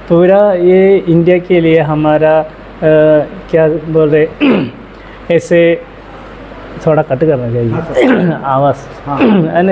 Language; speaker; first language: Hindi; non-native, local second language; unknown